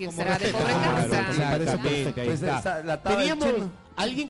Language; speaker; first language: Spanish; non-native, fluent; Russian